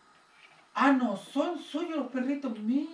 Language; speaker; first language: Spanish; native; Spanish